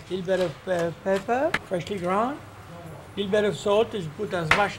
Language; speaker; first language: English; non-native, fluent; French